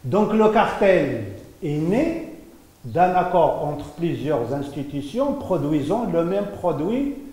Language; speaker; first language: French; non-native, local second language; Arabic